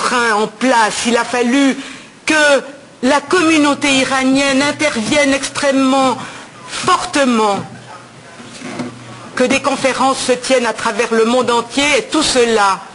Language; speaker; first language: French; native; French